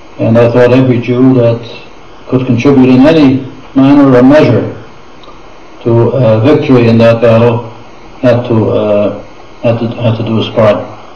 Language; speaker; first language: English; non-native, fluent; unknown